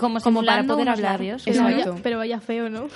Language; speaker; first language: Spanish; native; Spanish